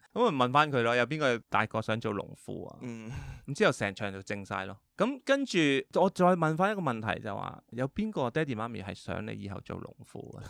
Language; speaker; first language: Cantonese; early bilingual, heritage; Cantonese